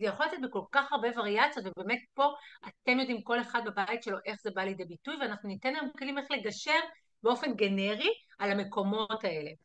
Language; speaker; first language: Hebrew; native; Hebrew